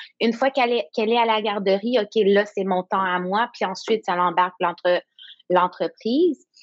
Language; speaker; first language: French; non-native, local second language; English